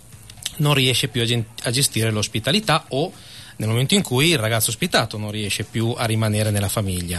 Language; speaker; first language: Italian; native; Italian